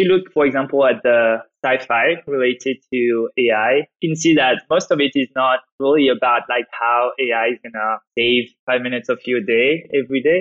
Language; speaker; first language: English; non-native, fluent; French